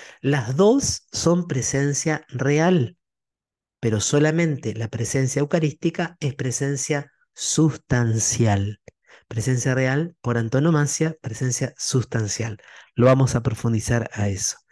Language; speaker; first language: Spanish; native; Spanish